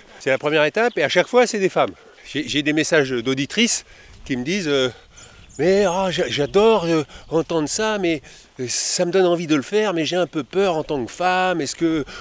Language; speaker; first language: French; native; French